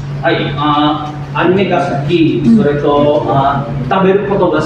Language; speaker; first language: Japanese; non-native, learner; Indonesian